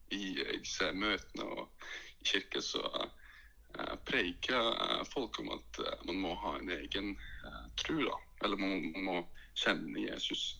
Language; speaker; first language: Norwegian; early bilingual, other home language; Latvian